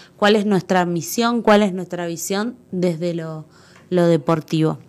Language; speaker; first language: Spanish; native; Spanish